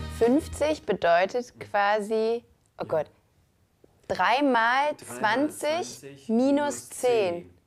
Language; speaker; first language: German; native; German